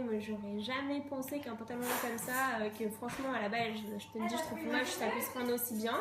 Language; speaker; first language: French; native; French